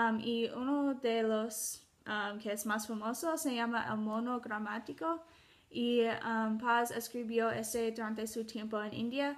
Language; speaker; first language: Spanish; non-native, learner; English